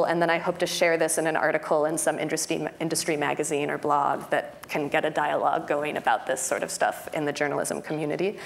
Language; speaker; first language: English; native; English